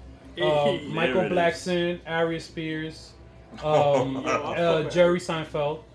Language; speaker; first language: English; early bilingual, other home language; Spanish